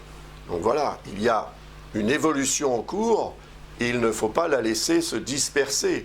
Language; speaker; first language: French; native; French